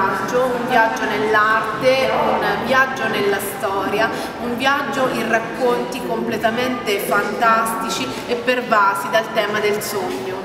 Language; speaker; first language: Italian; native; Italian